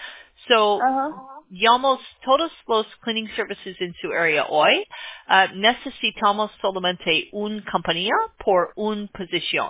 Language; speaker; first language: Spanish; non-native, learner; English